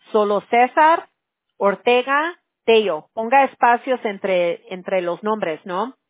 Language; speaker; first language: Spanish; early bilingual, other home language; English